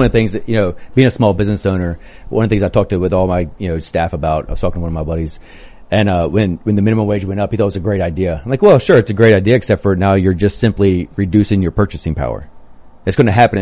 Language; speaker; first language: English; native; English